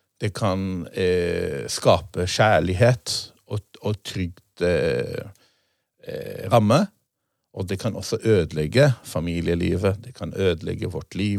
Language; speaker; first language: Norwegian; non-native, fluent; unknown